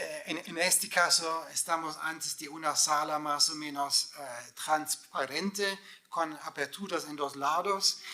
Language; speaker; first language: Spanish; non-native, fluent; German